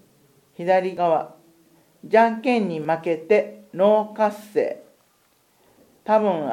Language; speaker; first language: Japanese; native; Japanese